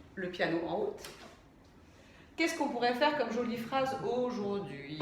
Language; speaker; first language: French; native; French